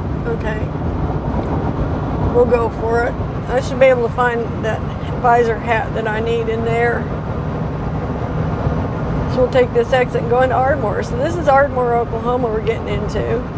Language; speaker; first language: English; native; English